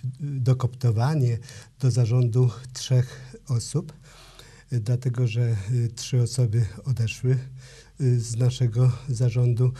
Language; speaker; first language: Polish; native; Polish